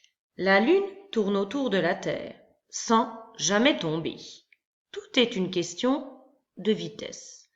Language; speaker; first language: French; native; French